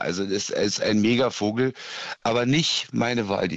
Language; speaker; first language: German; native; German